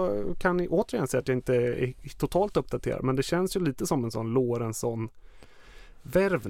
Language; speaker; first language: Swedish; native; Swedish